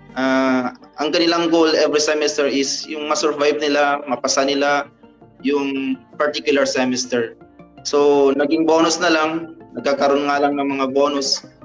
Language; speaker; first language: Filipino; non-native, local second language; Maguindanaon